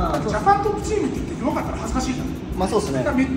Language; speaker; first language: Japanese; native; Japanese